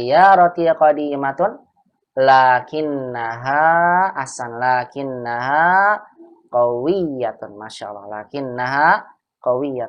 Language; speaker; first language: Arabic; non-native, fluent; Indonesian